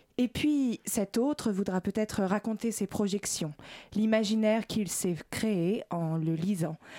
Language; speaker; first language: French; native; French